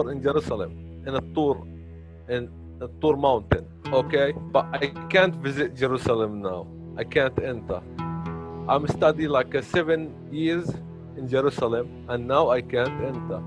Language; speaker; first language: English; non-native, learner; Arabic